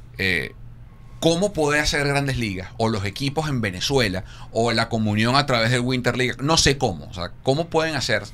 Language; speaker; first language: Spanish; native; Spanish